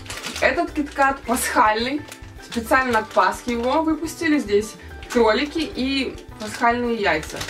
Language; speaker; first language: Russian; native; Russian